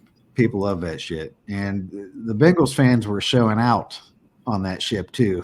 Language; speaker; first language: English; native; English